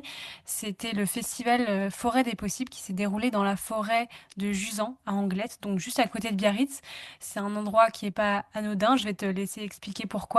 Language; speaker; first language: French; native; French